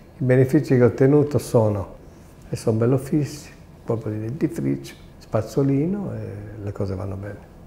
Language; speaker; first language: Italian; native; Italian